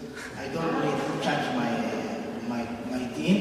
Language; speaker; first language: English; non-native, learner; Somali